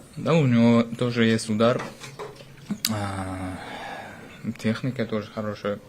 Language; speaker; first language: Russian; non-native, fluent; Uzbek